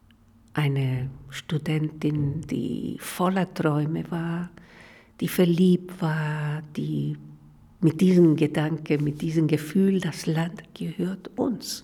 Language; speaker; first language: German; non-native, fluent; Spanish